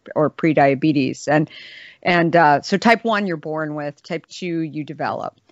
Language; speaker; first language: English; native; English